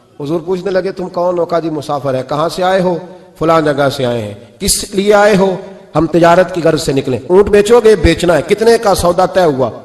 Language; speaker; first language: Urdu; non-native, local second language; Punjabi